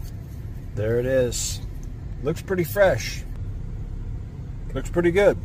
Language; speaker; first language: English; native; English